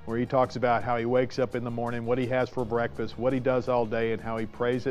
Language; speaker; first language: English; native; English